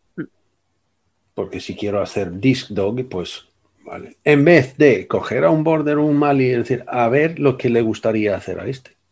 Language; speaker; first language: Spanish; non-native, fluent; Swedish